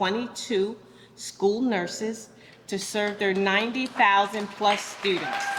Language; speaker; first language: English; native; English